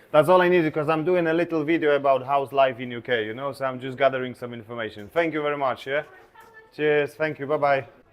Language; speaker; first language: English; non-native, fluent; Polish